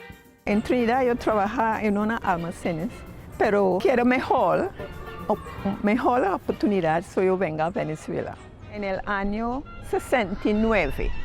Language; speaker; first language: Spanish; non-native, learner; English